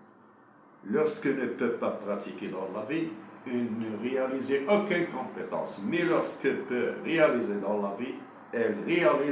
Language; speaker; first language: French; non-native, local second language; Arabic